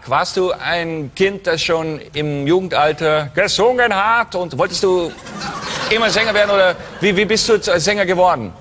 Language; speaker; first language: German; native; German